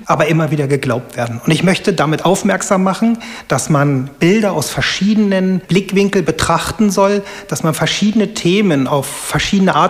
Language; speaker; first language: German; native; German